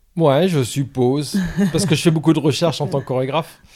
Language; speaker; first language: French; native; French